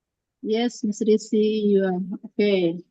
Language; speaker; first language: English; non-native, learner; Indonesian